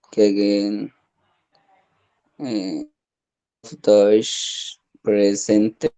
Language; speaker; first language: German; non-native, learner; Spanish